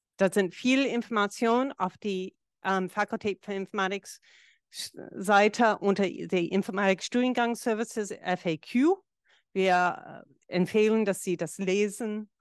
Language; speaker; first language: German; non-native, fluent; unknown